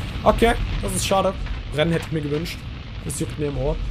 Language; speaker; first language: German; native; German